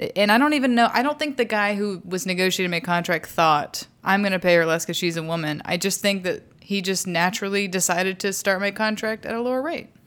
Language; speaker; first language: English; native; English